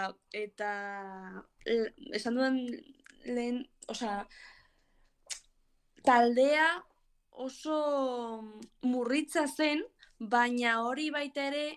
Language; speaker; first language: Basque; non-native, local second language; Spanish